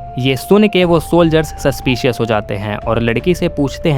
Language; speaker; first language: Hindi; native; Hindi